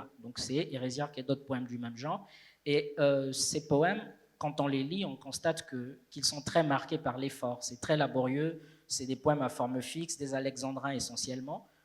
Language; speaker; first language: French; native; French